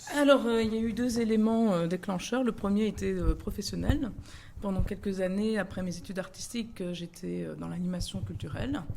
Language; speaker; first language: French; early bilingual, other home language; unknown